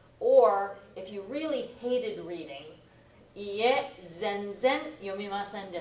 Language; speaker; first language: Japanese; non-native, fluent; English